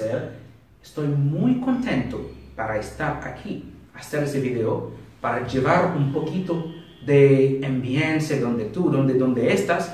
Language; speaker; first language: Spanish; non-native, learner; Haitian Creole